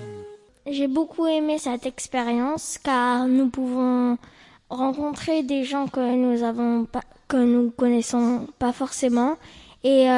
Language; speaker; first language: French; non-native, fluent; Spanish